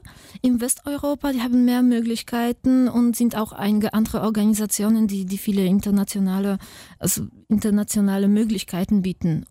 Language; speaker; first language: German; non-native, fluent; Polish